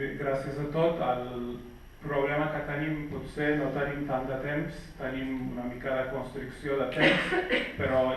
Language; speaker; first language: Catalan; non-native, fluent; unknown